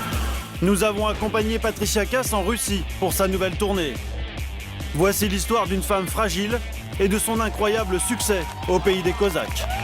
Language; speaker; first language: French; native; French